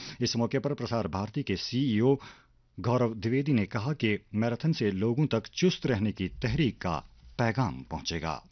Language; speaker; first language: Urdu; non-native, local second language; Kashmiri